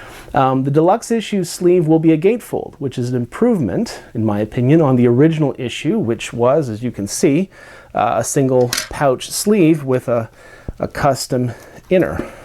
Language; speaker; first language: English; native; English